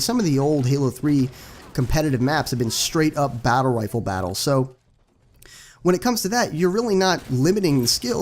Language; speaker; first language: English; native; English